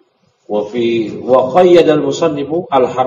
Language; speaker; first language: Arabic; non-native, fluent; Indonesian